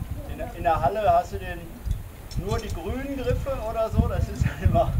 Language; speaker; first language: German; native; German